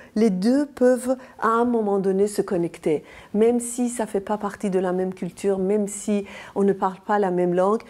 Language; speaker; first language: French; non-native, fluent; Persian